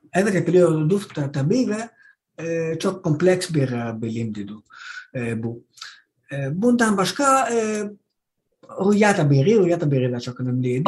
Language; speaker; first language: Turkish; non-native, learner; Greek